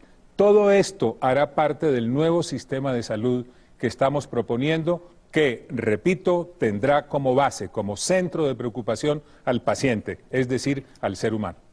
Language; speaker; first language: Spanish; native; Spanish